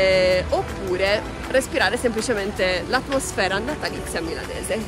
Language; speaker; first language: Italian; native; Italian